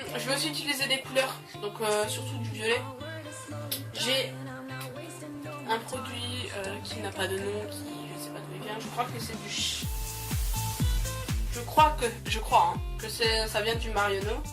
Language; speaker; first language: French; native; French